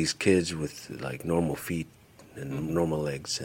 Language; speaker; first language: English; early bilingual, other home language; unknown